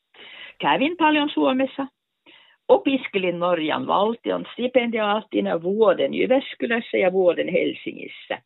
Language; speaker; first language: Finnish; non-native, fluent; Norwegian